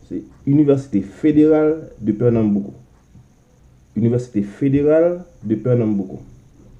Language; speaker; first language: French; non-native, local second language; Haitian Creole